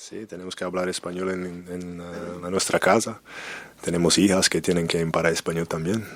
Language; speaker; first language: Spanish; non-native, fluent; English